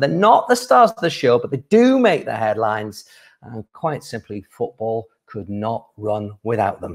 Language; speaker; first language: English; native; English